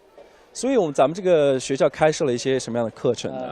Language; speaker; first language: Chinese; native; Chinese